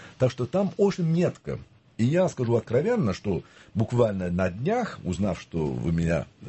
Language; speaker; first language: Russian; early bilingual, heritage; Russian